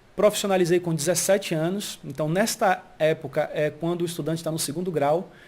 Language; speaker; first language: Portuguese; early bilingual, heritage; Portuguese